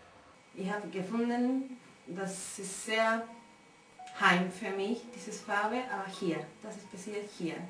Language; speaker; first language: German; non-native, learner; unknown